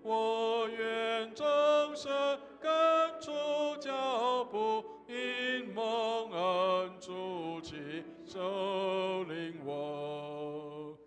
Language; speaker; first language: Chinese; native; Chinese